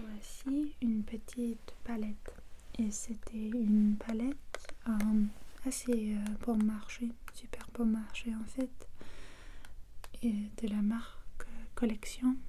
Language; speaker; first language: French; non-native, learner; English